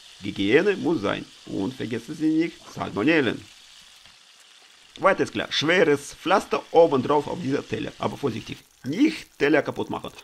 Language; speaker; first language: German; non-native, learner; Russian